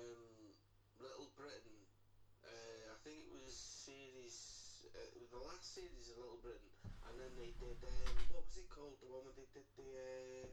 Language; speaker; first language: English; native; English